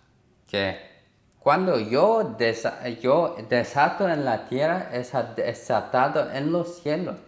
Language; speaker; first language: Spanish; non-native, learner; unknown